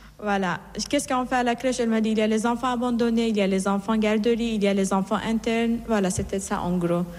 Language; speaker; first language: French; non-native, fluent; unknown